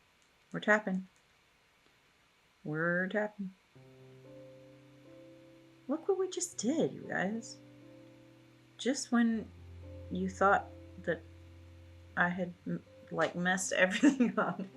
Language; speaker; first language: English; native; English